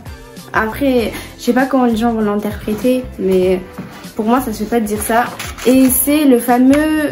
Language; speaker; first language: French; native; French